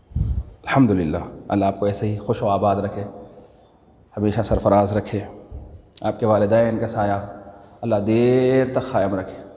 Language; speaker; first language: Urdu; native; Urdu